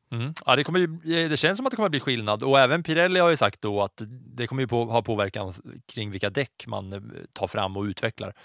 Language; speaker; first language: Swedish; native; Swedish